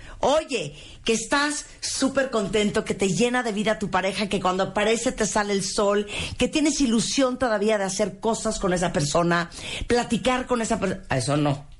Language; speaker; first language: Spanish; native; Spanish